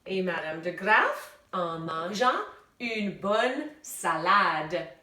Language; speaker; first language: French; non-native, fluent; English